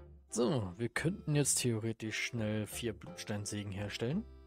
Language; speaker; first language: German; native; German